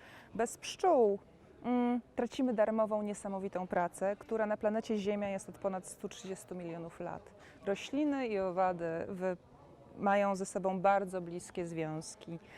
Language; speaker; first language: Polish; native; Polish